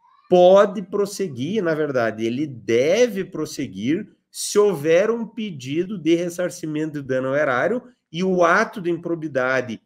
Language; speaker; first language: Portuguese; native; Portuguese